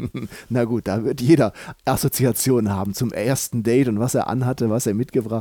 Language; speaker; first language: German; native; German